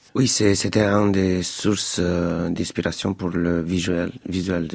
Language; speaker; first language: French; non-native, fluent; Romanian